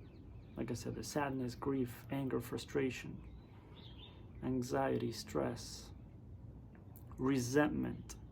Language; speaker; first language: English; native; English